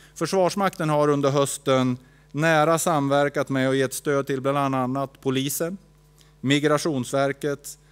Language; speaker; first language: Swedish; native; Swedish